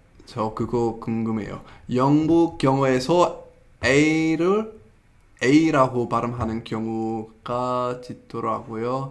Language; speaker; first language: Korean; non-native, fluent; English